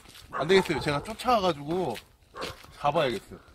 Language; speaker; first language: Korean; native; Korean